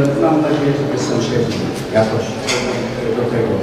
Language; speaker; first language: Polish; non-native, learner; Hebrew